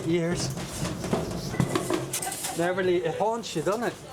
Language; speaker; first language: English; native; English